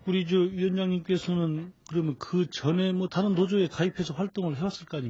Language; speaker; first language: Korean; native; Korean